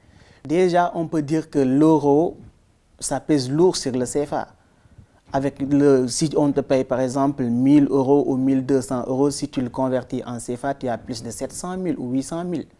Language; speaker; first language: French; non-native, local second language; Wolof